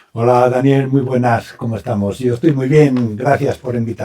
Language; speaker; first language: Spanish; native; Spanish